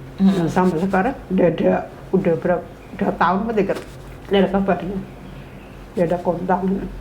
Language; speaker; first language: Indonesian; non-native, local second language; Javanese